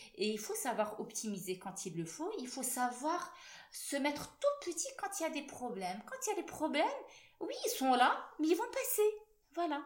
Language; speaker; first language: French; non-native, local second language; Arabic